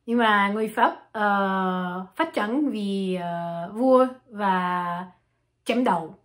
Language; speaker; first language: Vietnamese; non-native, learner; French